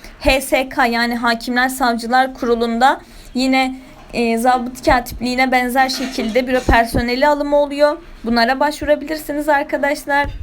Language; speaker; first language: Turkish; native; Turkish